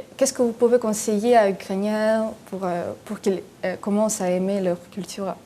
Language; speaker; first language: French; non-native, fluent; Russian